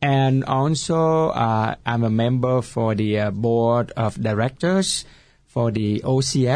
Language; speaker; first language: English; non-native, fluent; Vietnamese